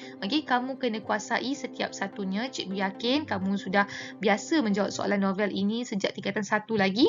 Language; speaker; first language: Malay; native; Malay